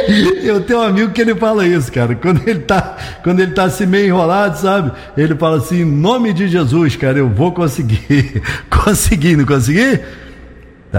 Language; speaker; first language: Portuguese; native; Portuguese